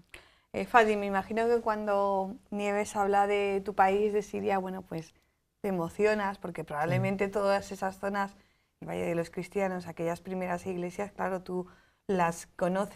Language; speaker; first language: Spanish; native; Spanish